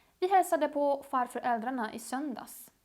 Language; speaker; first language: Swedish; non-native, fluent; Polish